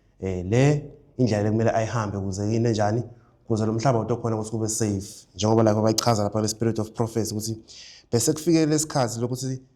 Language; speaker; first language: Zulu; non-native, local second language; Swati